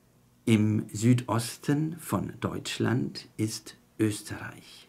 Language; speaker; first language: German; non-native, fluent; Chinese